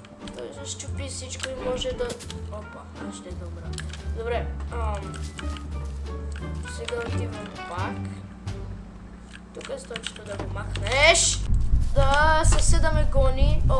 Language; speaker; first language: Bulgarian; early bilingual, heritage; Bulgarian